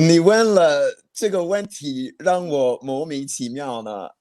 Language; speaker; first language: Chinese; non-native, fluent; English